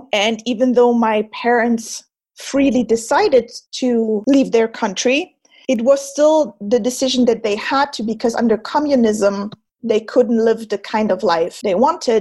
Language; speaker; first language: English; non-native, fluent; German